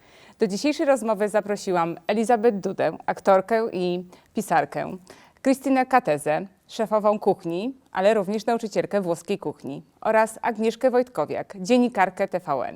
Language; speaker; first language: Polish; native; Polish